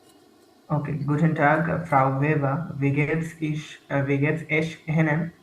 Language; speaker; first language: German; non-native, learner; Bangla